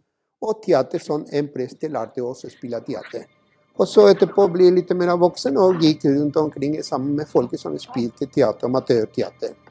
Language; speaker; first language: Norwegian; non-native, fluent; Spanish